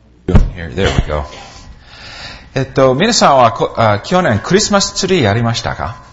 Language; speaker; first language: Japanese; non-native, fluent; English